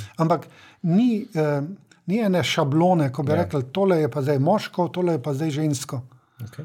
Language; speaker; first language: Slovenian; native; Slovenian